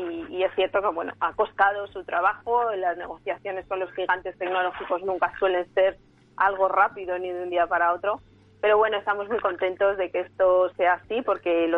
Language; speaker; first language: Spanish; native; Spanish